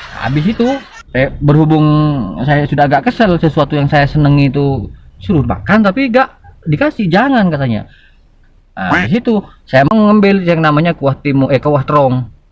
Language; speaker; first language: Indonesian; non-native, local second language; Madurese